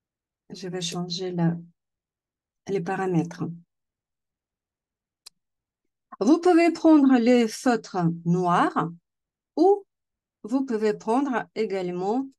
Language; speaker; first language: French; non-native, fluent; Russian